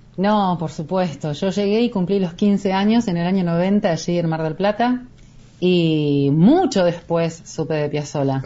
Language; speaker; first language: Spanish; native; Spanish